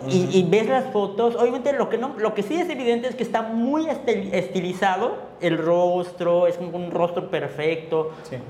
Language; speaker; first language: Spanish; non-native, local second language; Tzotzil